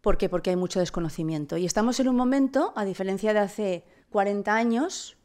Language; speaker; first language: Spanish; non-native, local second language; Catalan